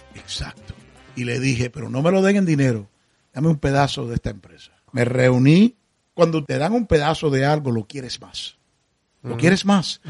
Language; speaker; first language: Spanish; early bilingual, heritage; Spanish